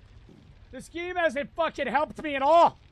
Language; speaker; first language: English; native; English